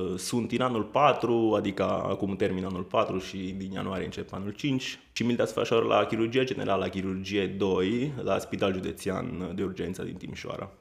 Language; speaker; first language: Romanian; non-native, fluent; Italian